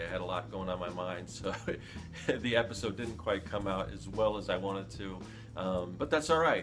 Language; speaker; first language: English; native; English